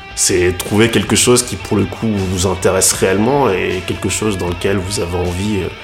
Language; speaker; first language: French; native; French